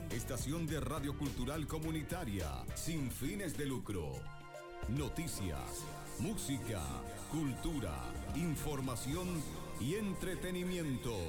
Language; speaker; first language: Spanish; native; Spanish